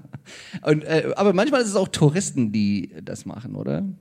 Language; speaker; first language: German; non-native, fluent; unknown